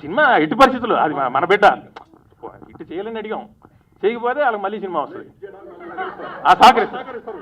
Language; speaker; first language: Telugu; native; Telugu